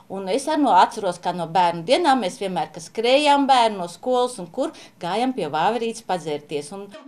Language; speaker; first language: Latvian; native; Latvian